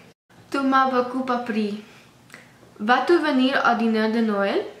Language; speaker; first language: French; non-native, learner; English